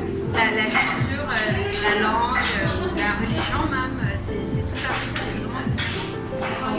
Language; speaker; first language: French; non-native, local second language; Japanese